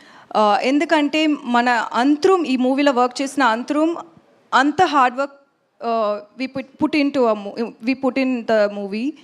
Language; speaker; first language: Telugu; non-native, learner; Tamil